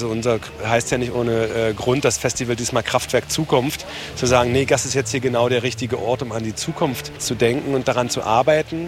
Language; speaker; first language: German; native; German